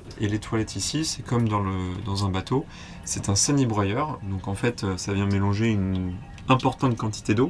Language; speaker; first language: French; native; French